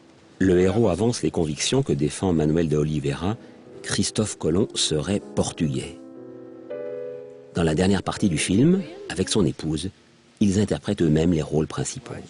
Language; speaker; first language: French; native; French